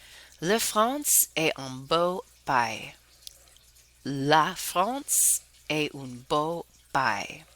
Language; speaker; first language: French; non-native, fluent; English